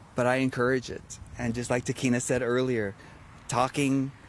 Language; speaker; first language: English; native; English